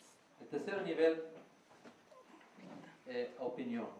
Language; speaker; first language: Spanish; non-native, learner; Portuguese